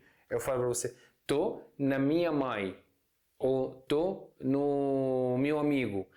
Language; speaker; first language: Portuguese; non-native, fluent; Arabic